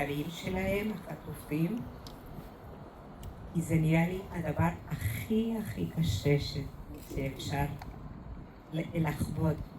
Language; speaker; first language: Hebrew; non-native, fluent; Spanish